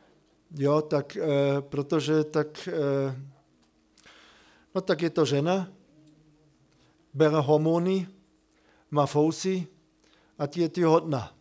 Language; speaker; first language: Czech; non-native, fluent; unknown